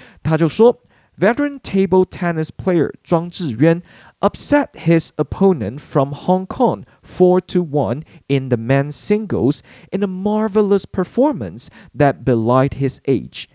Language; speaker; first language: English; non-native, fluent; Chinese